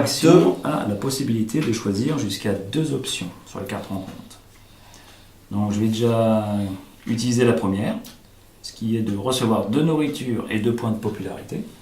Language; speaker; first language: French; native; French